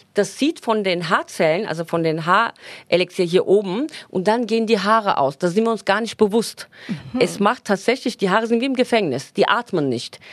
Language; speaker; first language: German; non-native, fluent; Turkish